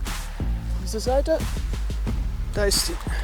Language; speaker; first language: German; non-native, learner; Dutch